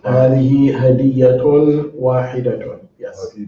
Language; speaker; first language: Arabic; non-native, fluent; English